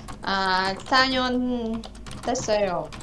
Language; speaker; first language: Korean; non-native, learner; Vietnamese